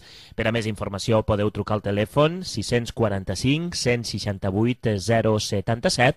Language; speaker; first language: Catalan; native; Catalan